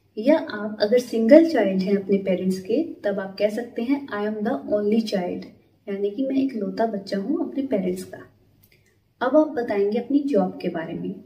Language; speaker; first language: Hindi; native; Hindi